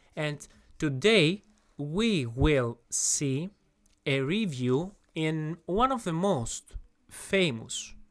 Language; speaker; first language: English; non-native, fluent; Greek